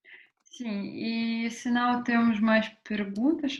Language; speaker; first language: Portuguese; non-native, fluent; Russian